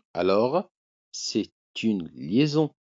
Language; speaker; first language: French; non-native, fluent; Arabic